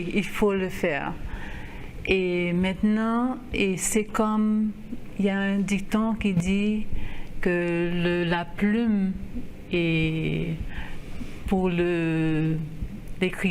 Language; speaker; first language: French; non-native, local second language; Haitian Creole